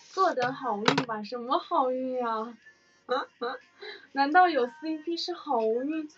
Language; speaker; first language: Chinese; native; Chinese